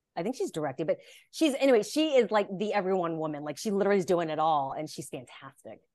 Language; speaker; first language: English; native; English